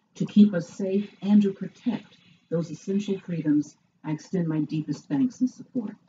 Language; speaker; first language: English; native; English